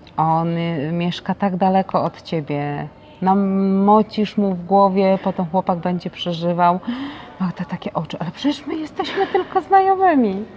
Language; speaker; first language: Polish; native; Polish